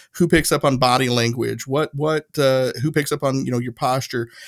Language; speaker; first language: English; native; English